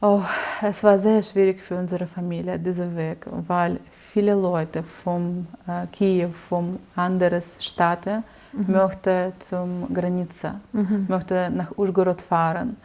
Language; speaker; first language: German; non-native, learner; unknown